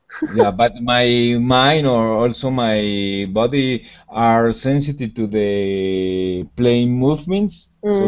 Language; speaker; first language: English; non-native, learner; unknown